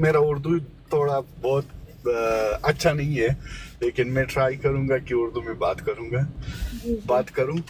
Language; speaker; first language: Hindi; non-native, local second language; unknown